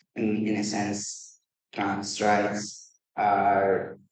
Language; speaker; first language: English; non-native, fluent; Maltese